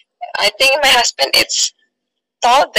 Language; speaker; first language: English; non-native, learner; Indonesian